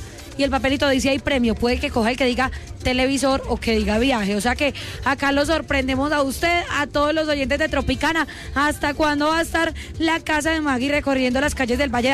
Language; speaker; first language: Spanish; native; Spanish